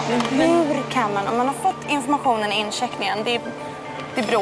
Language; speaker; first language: Swedish; native; Swedish